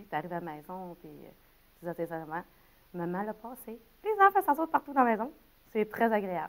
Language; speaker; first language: French; native; French